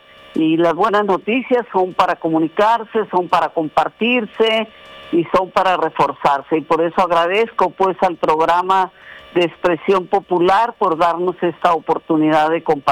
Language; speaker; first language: Spanish; native; Spanish